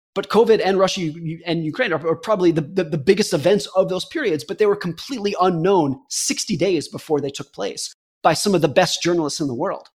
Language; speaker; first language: English; native; English